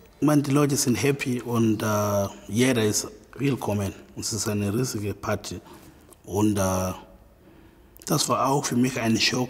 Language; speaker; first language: German; non-native, fluent; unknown